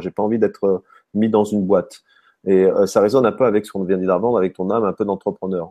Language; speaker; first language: French; native; French